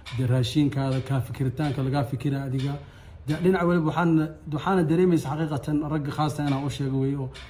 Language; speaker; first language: Somali; native; Somali